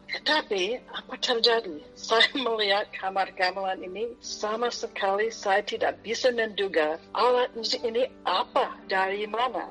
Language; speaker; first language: Indonesian; non-native, fluent; English